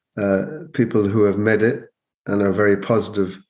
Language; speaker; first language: English; native; English